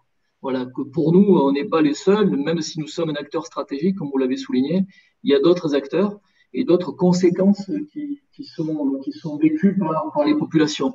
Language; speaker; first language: French; native; French